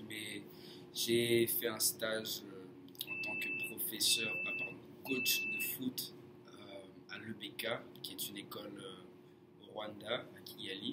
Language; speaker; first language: French; non-native, fluent; English